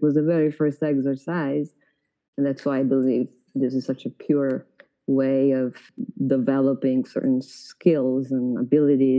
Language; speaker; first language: English; non-native, fluent; Italian